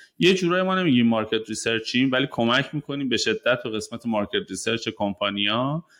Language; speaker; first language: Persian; native; Persian